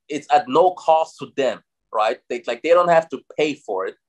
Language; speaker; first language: English; non-native, fluent; German